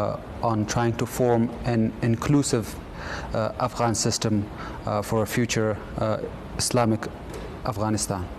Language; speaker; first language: English; non-native, fluent; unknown